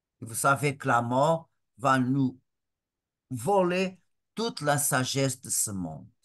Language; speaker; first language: French; non-native, fluent; Portuguese